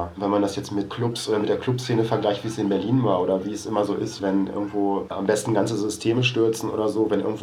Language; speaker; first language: German; native; German